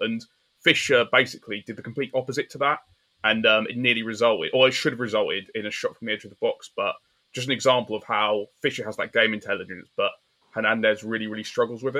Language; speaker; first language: English; native; English